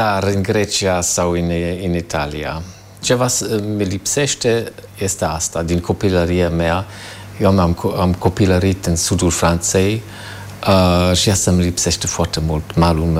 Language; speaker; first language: Romanian; non-native, fluent; German